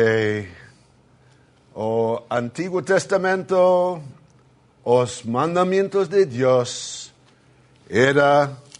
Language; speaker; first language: Spanish; non-native, fluent; English